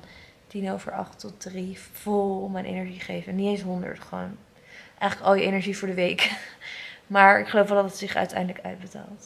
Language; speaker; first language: Dutch; native; Dutch